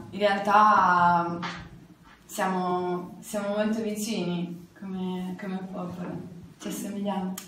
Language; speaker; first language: Italian; native; Italian